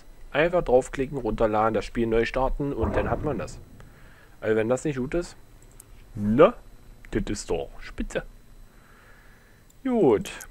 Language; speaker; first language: German; native; German